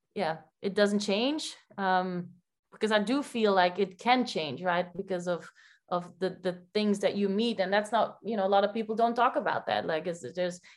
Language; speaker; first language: English; non-native, fluent; Dutch